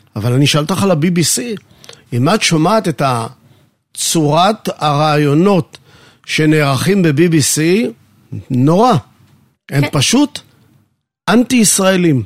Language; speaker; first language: Hebrew; native; Hebrew